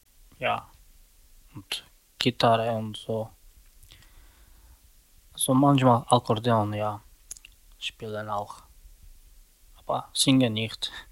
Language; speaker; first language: German; non-native, learner; Slovak